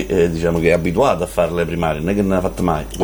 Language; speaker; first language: Italian; native; Italian